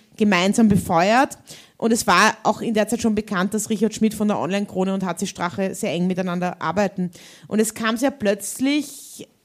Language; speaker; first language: German; native; German